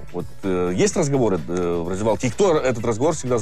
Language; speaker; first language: Russian; native; Russian